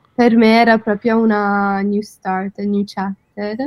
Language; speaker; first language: Italian; non-native, fluent; English